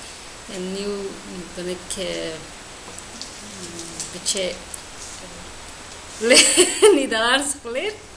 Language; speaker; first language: Dutch; non-native, learner; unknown